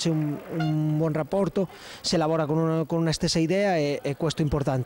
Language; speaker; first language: Italian; non-native, fluent; Spanish